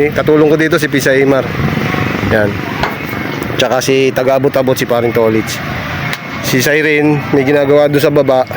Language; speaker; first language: Filipino; non-native, local second language; Cebuano